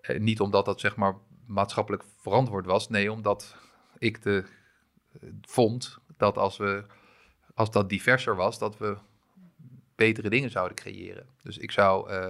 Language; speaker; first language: Dutch; early bilingual, other home language; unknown